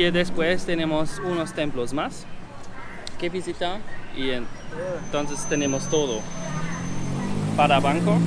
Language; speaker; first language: Spanish; non-native, learner; German